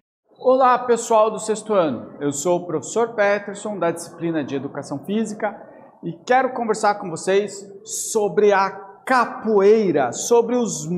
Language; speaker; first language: Portuguese; native; Portuguese